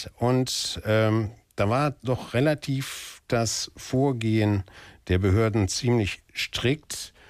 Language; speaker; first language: German; native; German